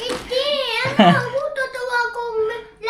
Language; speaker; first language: Filipino; early bilingual, heritage; Filipino